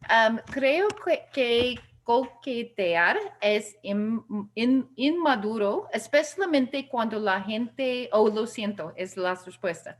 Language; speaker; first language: Spanish; non-native, learner; English